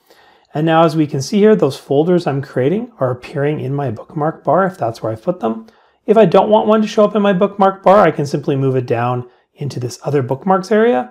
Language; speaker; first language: English; native; English